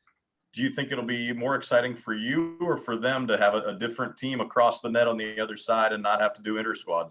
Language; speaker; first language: English; native; English